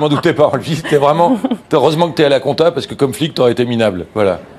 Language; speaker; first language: French; native; French